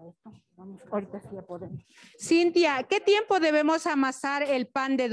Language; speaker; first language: Spanish; native; Spanish